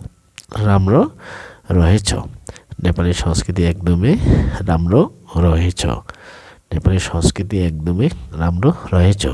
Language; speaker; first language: Nepali; non-native, local second language; Bangla